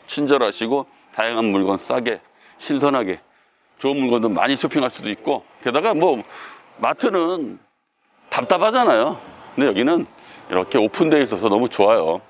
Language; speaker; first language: Korean; native; Korean